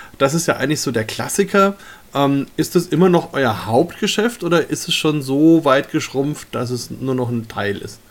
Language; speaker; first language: German; native; German